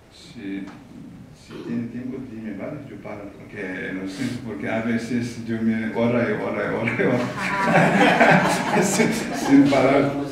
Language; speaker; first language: Spanish; non-native, learner; Tibetan